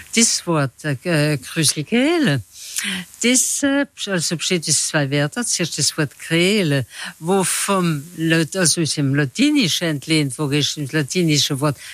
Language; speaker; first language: German; non-native, local second language; Swiss German